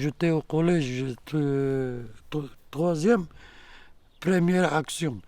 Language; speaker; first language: French; non-native, learner; Kurdish